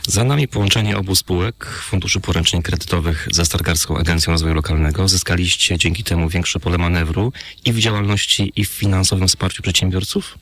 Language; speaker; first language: Polish; native; Polish